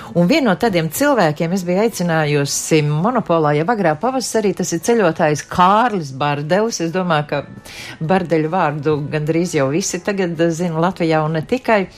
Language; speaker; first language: Latvian; native; Latvian